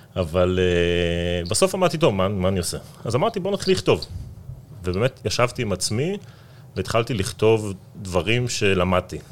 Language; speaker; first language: Hebrew; native; Hebrew